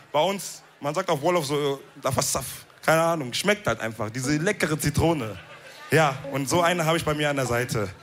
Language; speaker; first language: German; early bilingual, other home language; Wolof